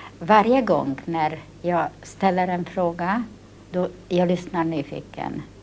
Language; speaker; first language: Swedish; non-native, fluent; Hungarian